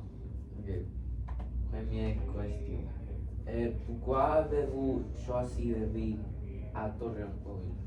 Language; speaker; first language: French; non-native, learner; Spanish